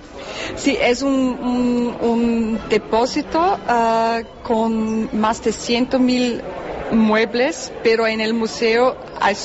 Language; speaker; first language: Spanish; non-native, fluent; German